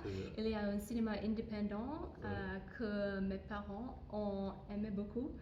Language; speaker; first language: French; non-native, fluent; English